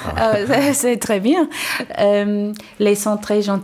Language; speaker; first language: French; non-native, learner; English